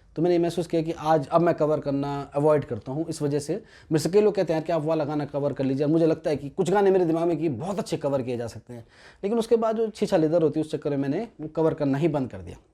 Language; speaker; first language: Hindi; non-native, local second language; Garhwali